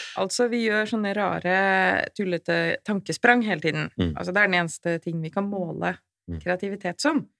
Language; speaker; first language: Norwegian; native; Norwegian